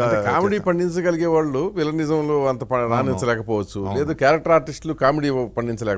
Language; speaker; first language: Telugu; native; Telugu